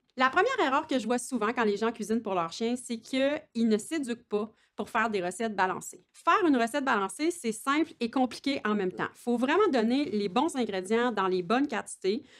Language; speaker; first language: French; native; French